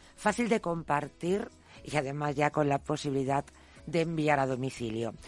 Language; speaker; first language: Spanish; native; Spanish